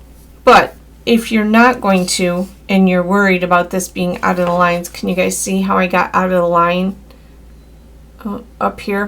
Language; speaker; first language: English; native; English